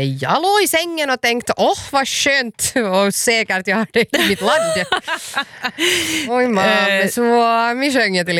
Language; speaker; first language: Swedish; native; Swedish